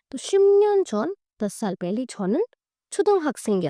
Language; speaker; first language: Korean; non-native, fluent; Hindi